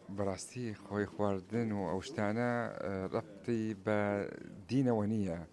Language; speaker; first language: Central Kurdish; non-native, local second language; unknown